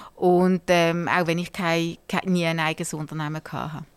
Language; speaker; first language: German; native; German